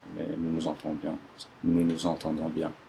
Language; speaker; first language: French; early bilingual, other home language; Arabic